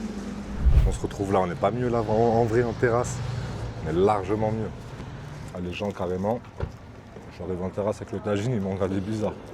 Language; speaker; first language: French; native; French